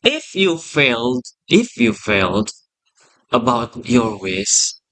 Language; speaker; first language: English; non-native, learner; Indonesian